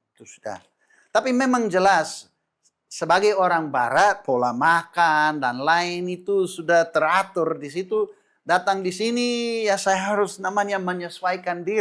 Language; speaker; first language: Indonesian; non-native, fluent; English